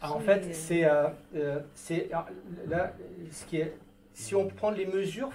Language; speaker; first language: French; native; French